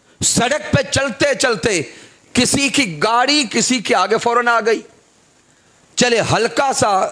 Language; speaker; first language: Urdu; native; Urdu